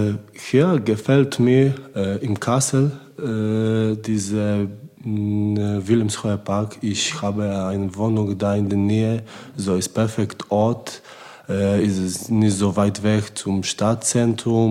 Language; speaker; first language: German; non-native, learner; Polish